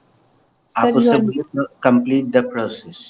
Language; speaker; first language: Hindi; native; Hindi